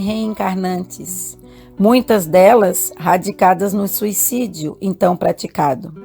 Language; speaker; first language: Portuguese; native; Portuguese